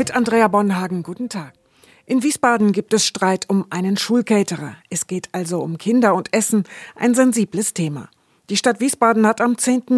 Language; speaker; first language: German; native; German